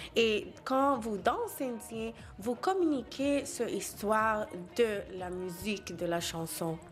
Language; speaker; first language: French; non-native, local second language; Bangla